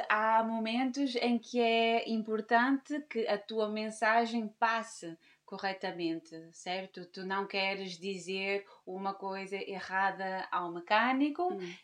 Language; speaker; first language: Portuguese; native; Portuguese